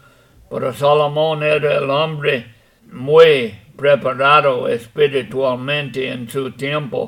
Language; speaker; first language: Spanish; non-native, fluent; English